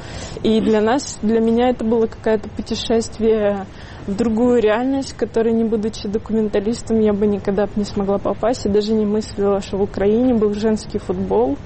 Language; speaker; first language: Russian; native; Russian